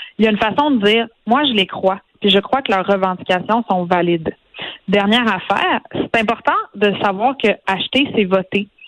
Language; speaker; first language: French; native; French